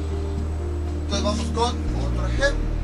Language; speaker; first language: Spanish; native; Spanish